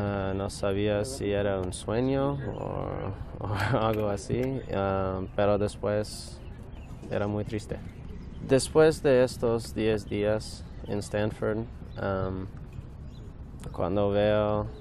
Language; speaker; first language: Spanish; non-native, learner; English